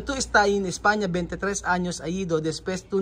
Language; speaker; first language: Spanish; non-native, learner; Filipino